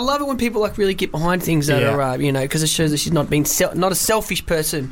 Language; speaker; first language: English; native; English